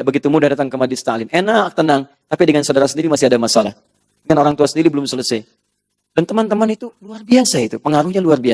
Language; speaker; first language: Indonesian; native; Indonesian